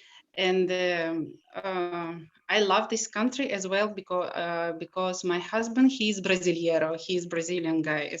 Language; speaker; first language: English; non-native, learner; Russian